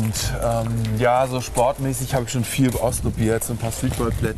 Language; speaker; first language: German; native; German